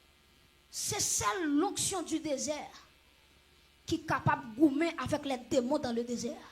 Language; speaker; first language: French; non-native, local second language; Haitian Creole